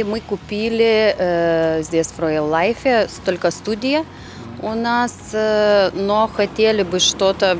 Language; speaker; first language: Russian; non-native, fluent; Lithuanian